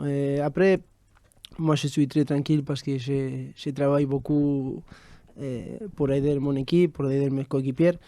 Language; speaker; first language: French; non-native, fluent; Spanish